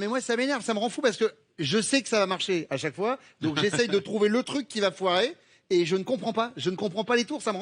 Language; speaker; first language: French; native; French